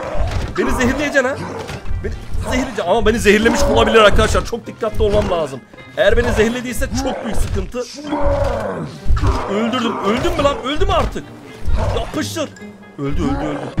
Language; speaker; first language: Turkish; native; Turkish